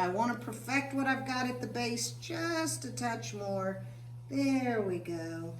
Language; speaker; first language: English; native; English